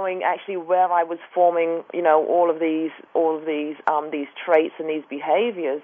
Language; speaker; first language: English; native; English